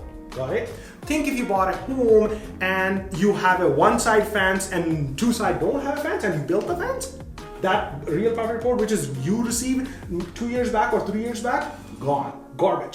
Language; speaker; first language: English; non-native, fluent; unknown